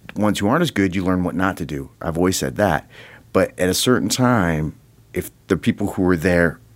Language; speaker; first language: English; native; English